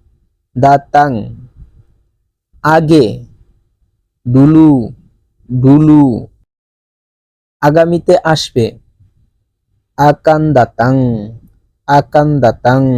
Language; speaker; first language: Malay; non-native, learner; Bangla